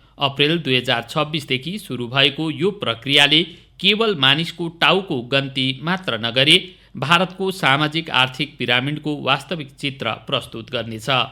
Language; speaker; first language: Nepali; native; Nepali